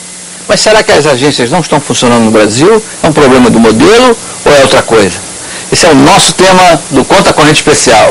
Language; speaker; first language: Portuguese; native; Portuguese